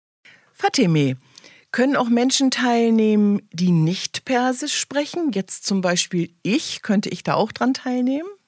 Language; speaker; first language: German; native; German